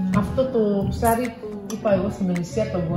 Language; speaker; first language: Greek; non-native, learner; Indonesian